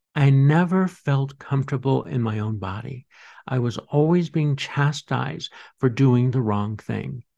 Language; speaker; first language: English; native; English